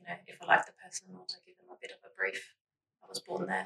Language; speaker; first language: English; non-native, fluent; German